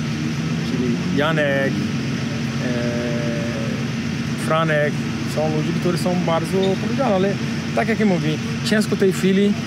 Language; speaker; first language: Polish; non-native, learner; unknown